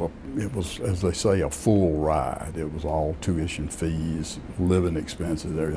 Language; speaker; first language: English; native; English